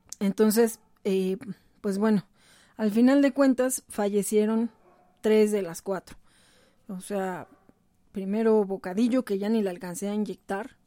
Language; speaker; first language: Spanish; native; Spanish